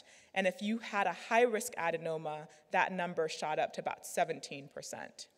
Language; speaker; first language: English; native; English